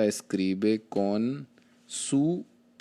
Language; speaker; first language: Spanish; non-native, learner; Hindi